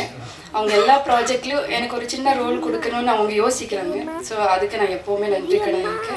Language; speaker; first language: Tamil; non-native, fluent; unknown